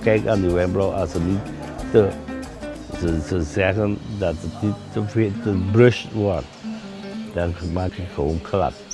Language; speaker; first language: Dutch; non-native, local second language; Papiamento